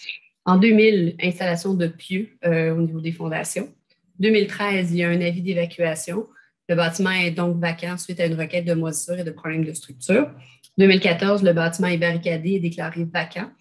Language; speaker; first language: French; native; French